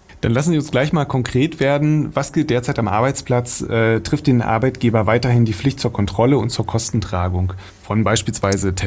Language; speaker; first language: German; native; German